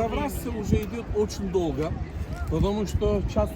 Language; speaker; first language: Russian; non-native, learner; Turkish